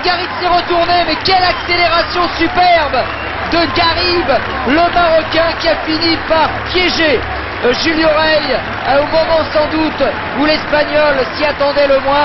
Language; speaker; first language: French; native; French